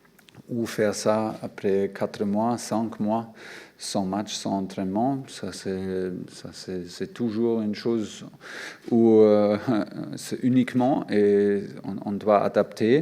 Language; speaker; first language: French; non-native, fluent; German